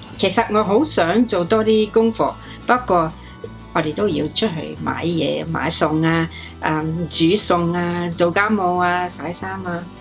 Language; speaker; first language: Cantonese; non-native, fluent; English